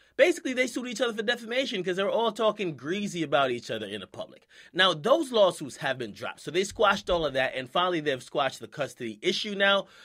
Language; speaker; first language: English; native; English